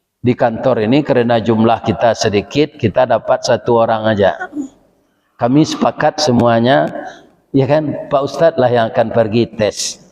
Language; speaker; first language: Malay; non-native, local second language; Minangkabau